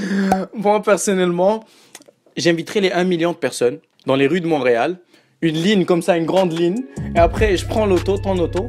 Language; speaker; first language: French; native; French